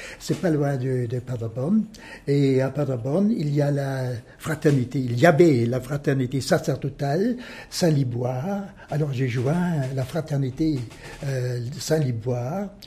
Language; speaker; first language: French; non-native, fluent; German